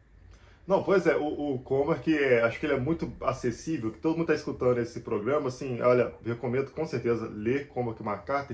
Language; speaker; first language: Portuguese; native; Portuguese